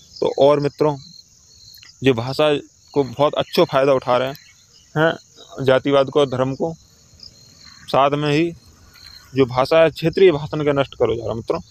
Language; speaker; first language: Hindi; native; Hindi